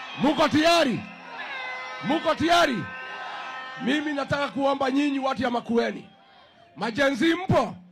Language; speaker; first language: Swahili; non-native, local second language; Kikuyu